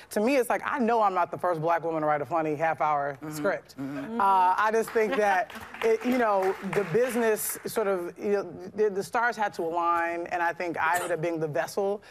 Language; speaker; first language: English; native; English